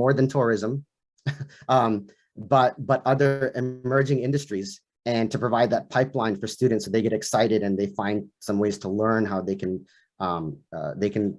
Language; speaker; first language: English; native; English